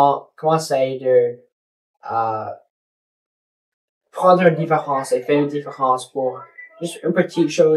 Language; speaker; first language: French; non-native, local second language; English